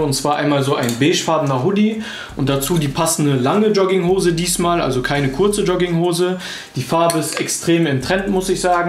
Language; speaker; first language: German; native; German